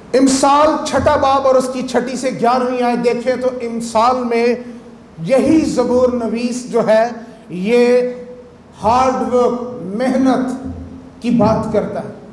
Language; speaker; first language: Urdu; native; Urdu